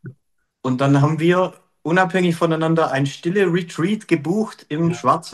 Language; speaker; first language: German; native; German